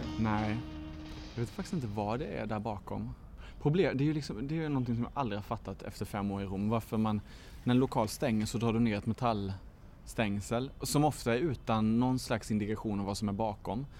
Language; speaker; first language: Swedish; native; Swedish